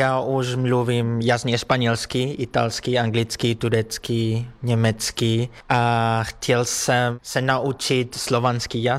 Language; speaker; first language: Czech; non-native, learner; Spanish